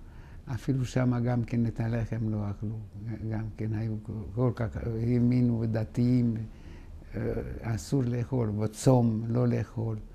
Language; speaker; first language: Hebrew; non-native, fluent; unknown